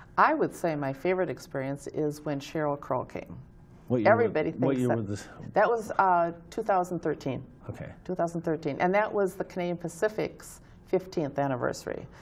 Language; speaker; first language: English; native; English